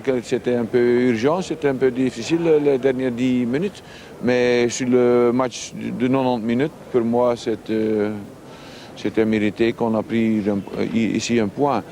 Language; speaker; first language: French; non-native, local second language; Dutch